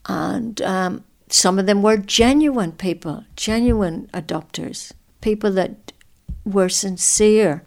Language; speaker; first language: English; native; English